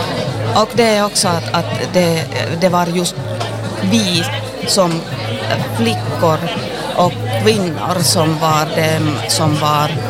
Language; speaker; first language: Swedish; non-native, local second language; Finnish